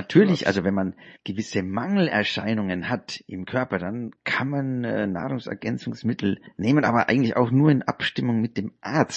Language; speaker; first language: German; native; German